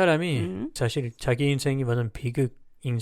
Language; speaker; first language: Korean; non-native, learner; French